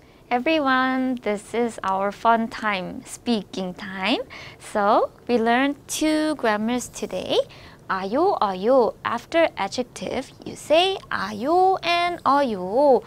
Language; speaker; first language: English; non-native, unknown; Korean